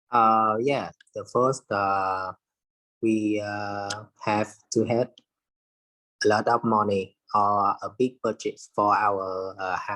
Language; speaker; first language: English; non-native, learner; Vietnamese